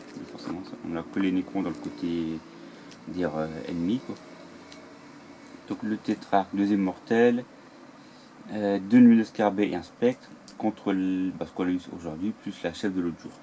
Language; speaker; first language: French; native; French